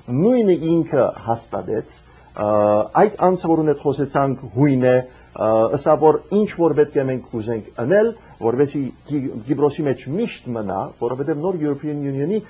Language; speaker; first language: Armenian; early bilingual, heritage; Armenian